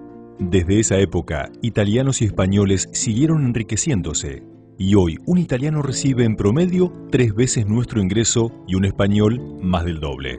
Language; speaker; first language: Spanish; native; Spanish